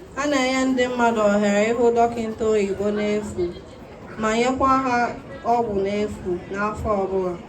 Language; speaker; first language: Igbo; early bilingual, heritage; Igbo